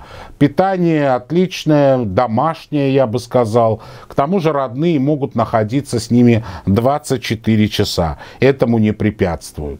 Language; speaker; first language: Russian; native; Russian